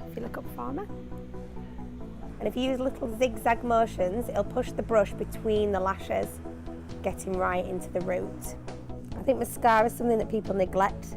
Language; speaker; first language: English; native; English